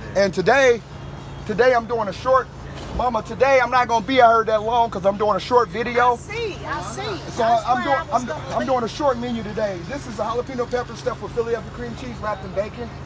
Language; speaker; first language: English; native; English